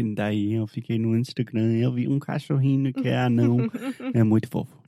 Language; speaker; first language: Portuguese; non-native, fluent; English